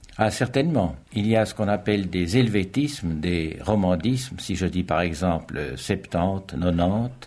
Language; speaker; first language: French; native; French